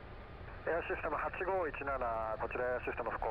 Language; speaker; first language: Japanese; native; Japanese